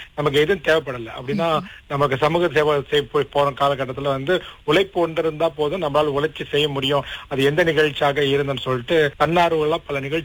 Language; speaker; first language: Tamil; early bilingual, heritage; Tamil